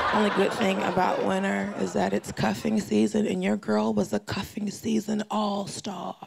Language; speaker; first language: English; native; English